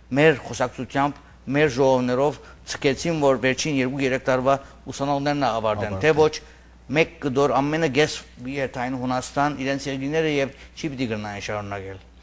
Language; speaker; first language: Armenian; early bilingual, heritage; Armenian